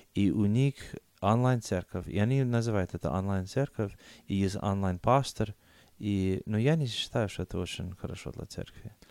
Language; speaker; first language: Russian; non-native, fluent; English